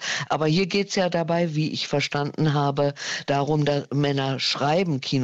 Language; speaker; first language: German; native; German